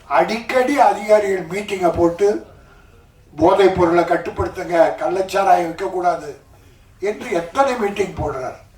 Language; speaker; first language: Tamil; native; Tamil